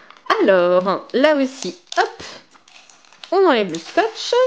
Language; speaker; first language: French; native; French